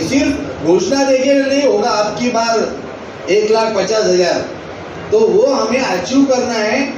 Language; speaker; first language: Hindi; non-native, local second language; Marathi